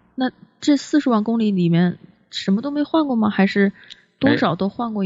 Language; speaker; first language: Chinese; native; Chinese